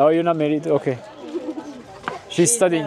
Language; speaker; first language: English; non-native, learner; Turkish